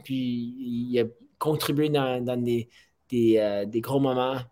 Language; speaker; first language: French; non-native, fluent; English